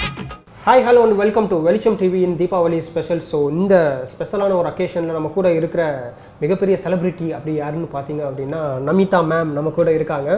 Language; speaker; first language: Tamil; native; Tamil